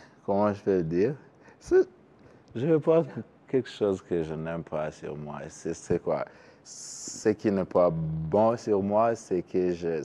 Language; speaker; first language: French; non-native, learner; Kinyarwanda